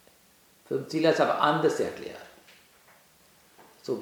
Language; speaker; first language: German; non-native, learner; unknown